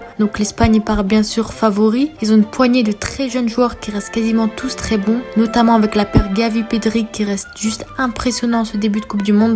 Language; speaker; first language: French; native; French